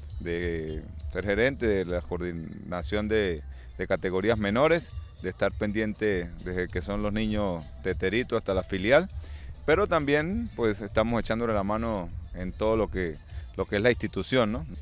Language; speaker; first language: Spanish; native; Spanish